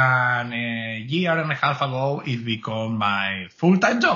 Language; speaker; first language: English; non-native, fluent; Spanish